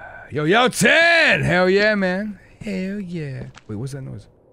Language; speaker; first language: English; native; English